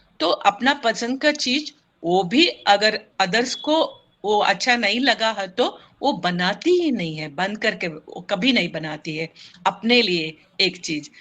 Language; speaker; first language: Hindi; non-native, local second language; Kannada